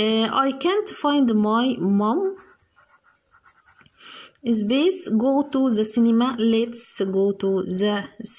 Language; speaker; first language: English; non-native, learner; Arabic